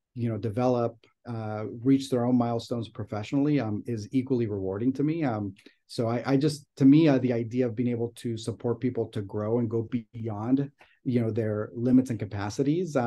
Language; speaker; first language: English; native; English